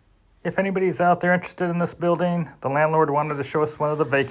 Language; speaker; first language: English; native; English